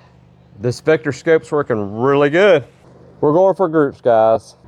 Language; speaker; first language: English; native; English